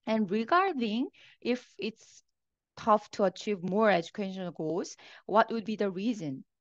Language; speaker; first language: English; non-native, fluent; Korean